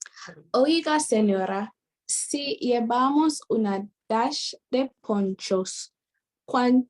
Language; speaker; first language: Spanish; non-native, fluent; English